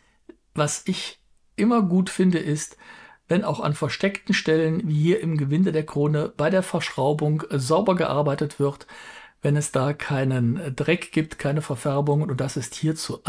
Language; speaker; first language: German; native; German